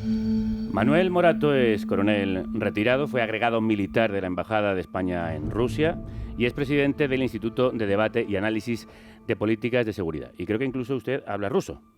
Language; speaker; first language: Spanish; native; Spanish